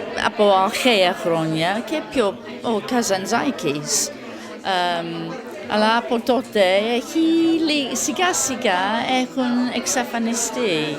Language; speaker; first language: Greek; non-native, learner; English